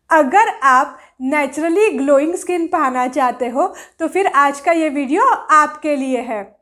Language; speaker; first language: Hindi; non-native, local second language; Marathi